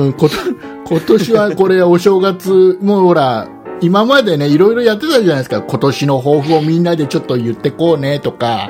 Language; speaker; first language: Japanese; native; Japanese